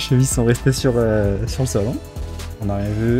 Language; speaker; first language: French; native; French